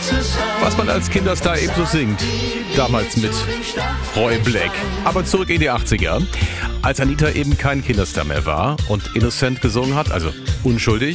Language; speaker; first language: German; native; German